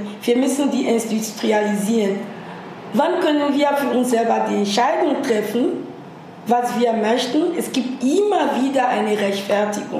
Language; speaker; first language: German; non-native, fluent; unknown